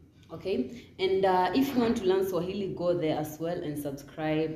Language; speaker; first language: English; non-native, local second language; Swahili